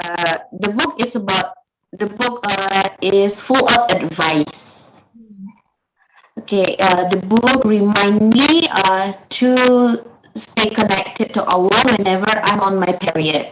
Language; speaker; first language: English; non-native, learner; Indonesian